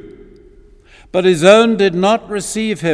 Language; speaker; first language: English; native; English